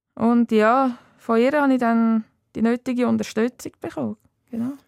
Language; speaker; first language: German; native; German